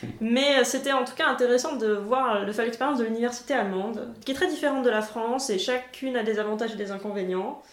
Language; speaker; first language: French; native; French